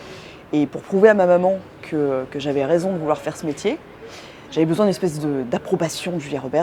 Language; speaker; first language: French; native; French